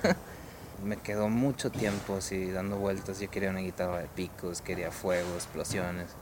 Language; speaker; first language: Spanish; native; Spanish